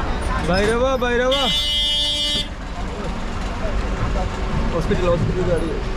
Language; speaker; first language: Hindi; non-native, local second language; Malayalam